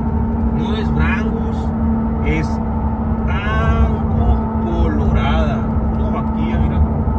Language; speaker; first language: Spanish; native; Spanish